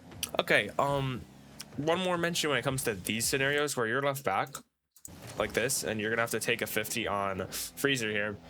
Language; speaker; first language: English; native; English